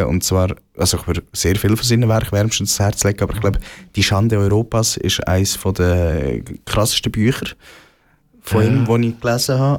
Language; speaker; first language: German; native; German